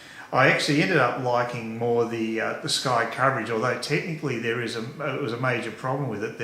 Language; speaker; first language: English; native; English